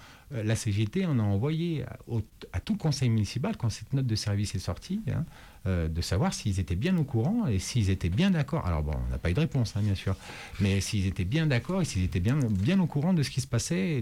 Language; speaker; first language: French; native; French